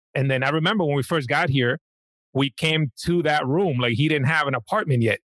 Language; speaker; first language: English; early bilingual, other home language; Spanish